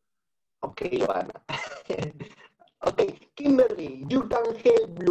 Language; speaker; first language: English; non-native, fluent; Spanish